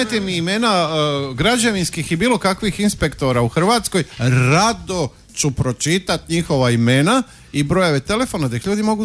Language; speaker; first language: Croatian; native; Croatian